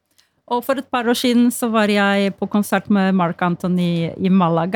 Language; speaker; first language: Norwegian; non-native, fluent; Polish